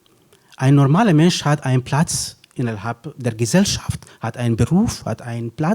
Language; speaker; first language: German; non-native, fluent; Kurdish